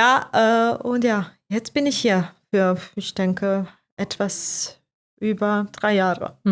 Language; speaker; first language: German; non-native, fluent; Croatian